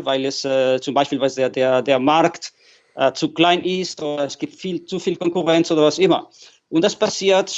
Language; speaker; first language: German; non-native, fluent; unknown